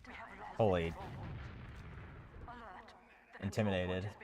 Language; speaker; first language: English; native; English